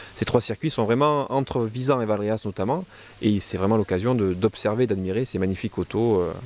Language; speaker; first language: French; native; French